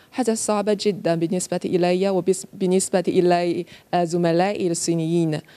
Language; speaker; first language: Arabic; non-native, learner; Chinese